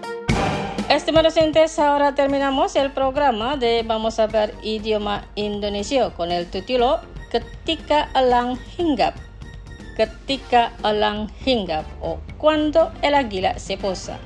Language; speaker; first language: Spanish; non-native, fluent; Indonesian